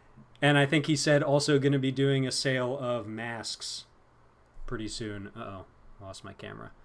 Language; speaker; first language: English; native; English